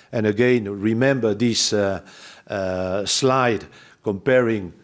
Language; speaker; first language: English; non-native, fluent; French